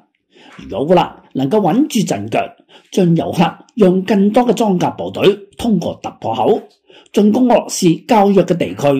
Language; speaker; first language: Chinese; non-native, local second language; Cantonese